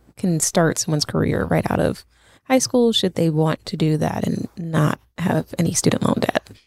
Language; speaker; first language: English; native; English